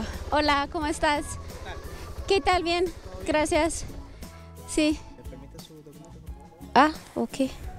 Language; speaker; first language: Spanish; non-native, learner; English